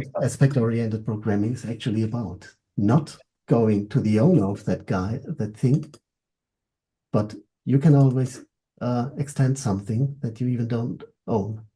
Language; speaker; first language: English; non-native, fluent; German